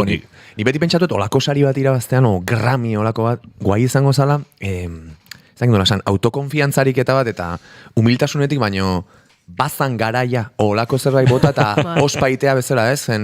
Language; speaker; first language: Basque; native; Basque